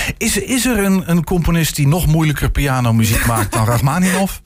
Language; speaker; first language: Dutch; native; Dutch